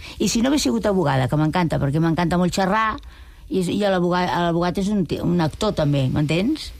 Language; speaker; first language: Catalan; non-native, local second language; Spanish